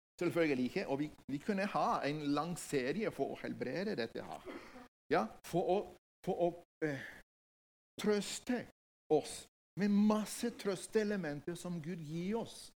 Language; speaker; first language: Norwegian; non-native, fluent; Spanish